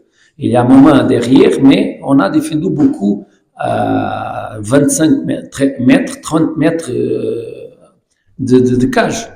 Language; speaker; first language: French; non-native, learner; Portuguese